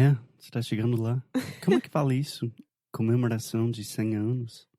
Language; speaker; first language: Portuguese; non-native, fluent; English